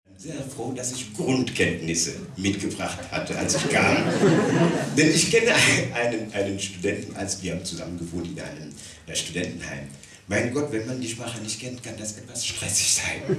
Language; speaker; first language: German; non-native, local second language; Wolof